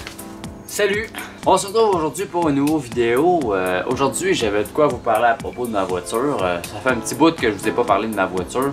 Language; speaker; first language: French; native; French